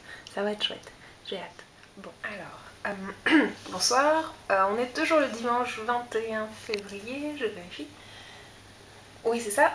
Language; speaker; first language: French; native; French